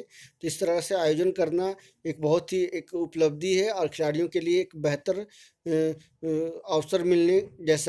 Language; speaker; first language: Hindi; native; Hindi